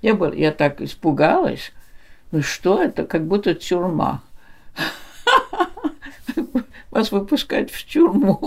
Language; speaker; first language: Russian; early bilingual, heritage; Russian